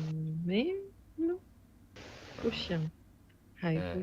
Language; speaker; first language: Chinese; non-native, learner; Indonesian